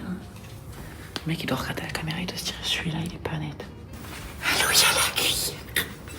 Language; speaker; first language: French; native; French